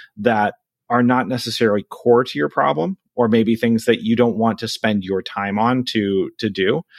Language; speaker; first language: English; native; English